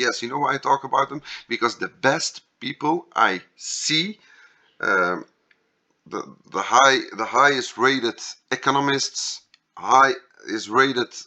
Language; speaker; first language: English; non-native, fluent; Dutch